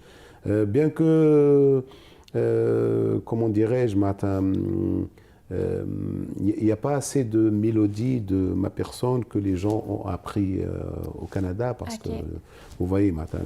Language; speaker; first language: French; non-native, local second language; Arabic